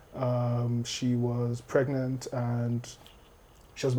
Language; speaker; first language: English; non-native, local second language; Yoruba